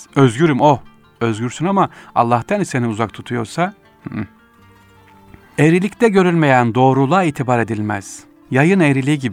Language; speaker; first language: Turkish; native; Turkish